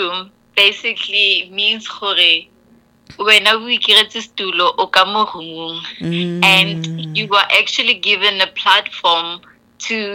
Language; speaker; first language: English; non-native, local second language; Tswana